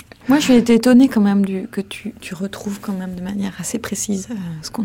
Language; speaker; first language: French; native; French